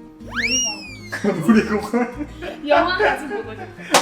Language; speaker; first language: Korean; non-native, fluent; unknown